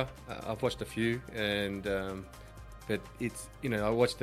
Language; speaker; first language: English; native; English